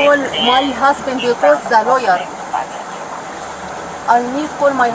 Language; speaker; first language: English; non-native, learner; Arabic